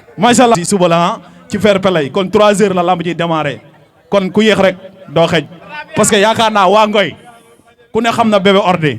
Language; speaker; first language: Wolof; native; Wolof